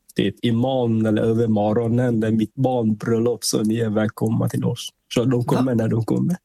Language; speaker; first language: Swedish; non-native, fluent; Vietnamese